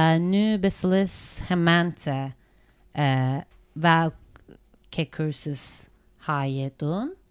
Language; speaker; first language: Dutch; non-native, learner; Turkish